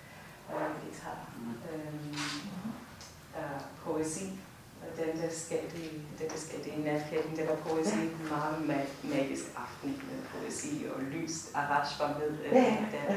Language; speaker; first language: Danish; non-native, fluent; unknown